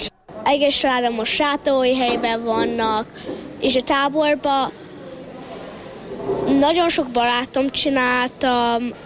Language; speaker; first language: Hungarian; early bilingual, heritage; English